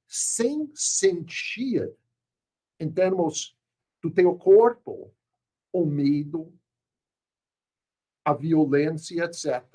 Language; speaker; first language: Portuguese; non-native, fluent; English